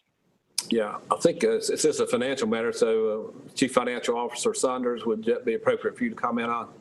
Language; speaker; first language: English; native; English